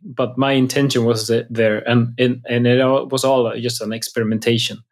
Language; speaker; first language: English; non-native, fluent; Swedish